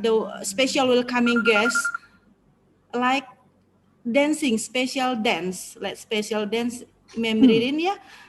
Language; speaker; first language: English; non-native, learner; Indonesian